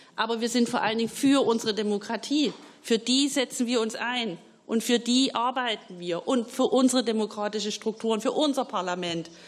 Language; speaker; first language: German; native; German